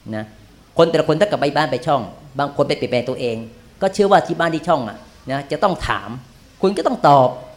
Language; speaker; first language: Thai; native; Thai